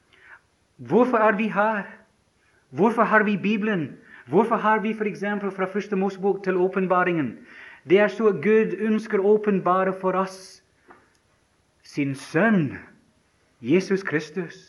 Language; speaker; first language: Norwegian; non-native, fluent; English